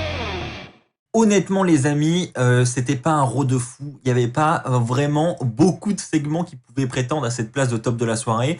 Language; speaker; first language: French; native; French